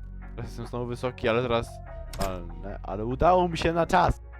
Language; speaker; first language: Polish; native; Polish